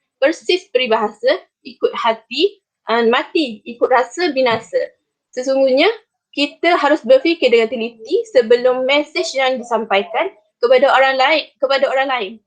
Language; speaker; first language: Malay; native; Malay